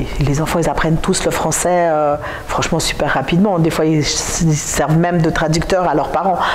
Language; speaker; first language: French; native; French